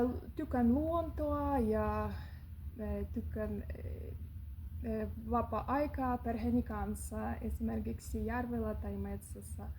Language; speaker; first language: Finnish; non-native, learner; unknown